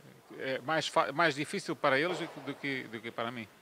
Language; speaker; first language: Portuguese; non-native, learner; Spanish